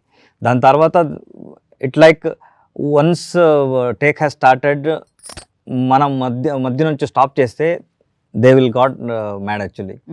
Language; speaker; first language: Telugu; non-native, learner; Kannada